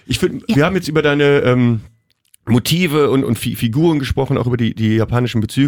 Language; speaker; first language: German; native; German